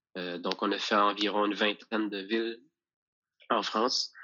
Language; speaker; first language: French; native; French